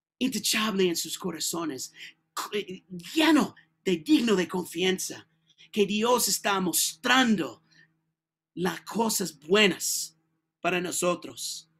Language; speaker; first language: Spanish; non-native, learner; English